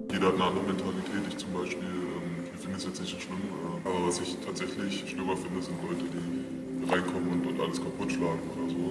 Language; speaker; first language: German; native; German